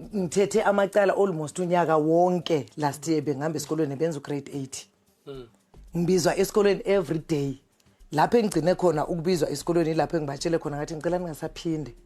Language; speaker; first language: Zulu; native; Zulu